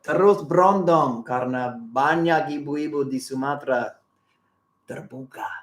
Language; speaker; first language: Indonesian; non-native, learner; English